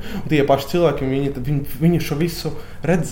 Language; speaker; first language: Latvian; non-native, fluent; Ukrainian